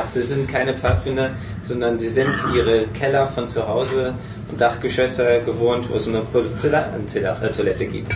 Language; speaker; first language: German; native; German